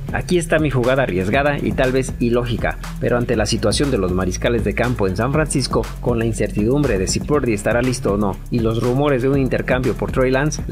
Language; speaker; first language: Spanish; native; Spanish